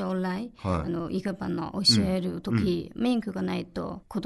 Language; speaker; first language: Japanese; non-native, learner; Chinese